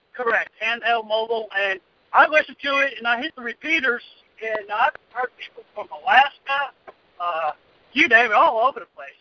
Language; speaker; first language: English; native; English